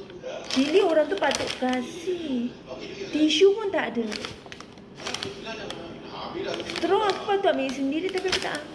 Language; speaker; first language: Malay; native; Malay